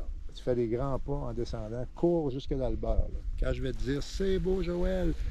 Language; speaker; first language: French; native; French